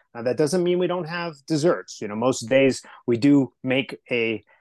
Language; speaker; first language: English; early bilingual, other home language; Spanish